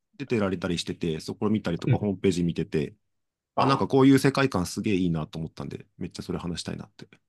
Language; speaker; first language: Japanese; native; Japanese